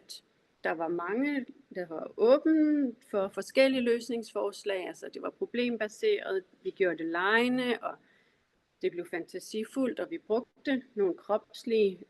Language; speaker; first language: Danish; native; Danish